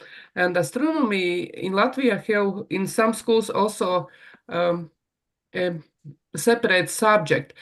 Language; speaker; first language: English; non-native, learner; Latvian